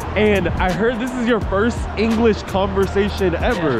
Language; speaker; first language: English; native; English